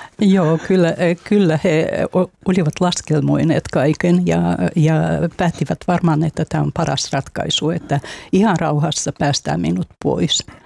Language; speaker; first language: Finnish; non-native, fluent; Russian